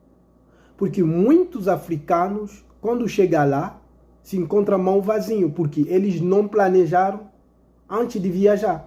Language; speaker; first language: Portuguese; non-native, fluent; Lingala